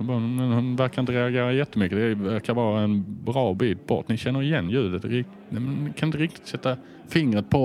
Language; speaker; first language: Swedish; native; Swedish